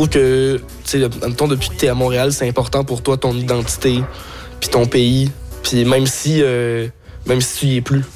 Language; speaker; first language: French; native; French